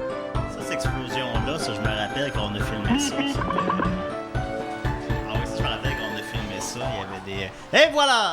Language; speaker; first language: French; native; French